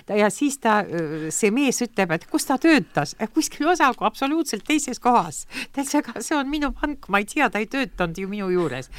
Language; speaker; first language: Estonian; non-native, local second language; Russian